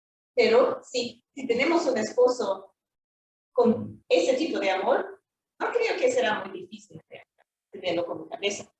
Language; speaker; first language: Spanish; non-native, fluent; Swedish